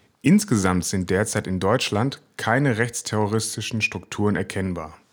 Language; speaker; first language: German; native; German